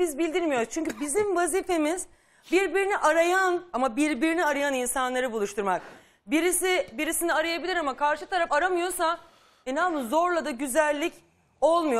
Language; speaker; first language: Turkish; native; Turkish